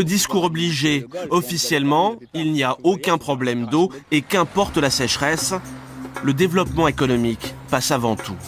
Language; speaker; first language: French; native; French